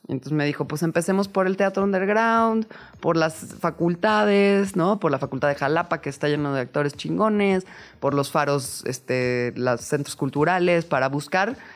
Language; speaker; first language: Spanish; native; Spanish